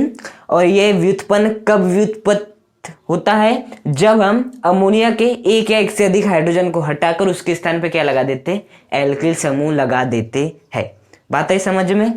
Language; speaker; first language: Hindi; native; Hindi